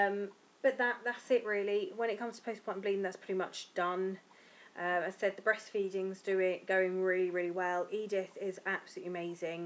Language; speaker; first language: English; native; English